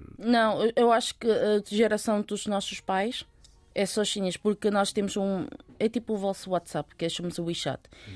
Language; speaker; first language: Portuguese; early bilingual, other home language; Chinese